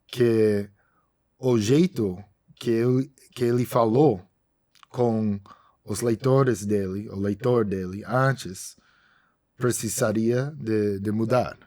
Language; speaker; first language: Portuguese; non-native, fluent; English